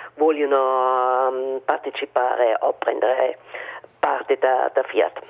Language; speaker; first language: Italian; non-native, fluent; German